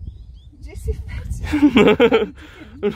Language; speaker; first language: Japanese; non-native, learner; English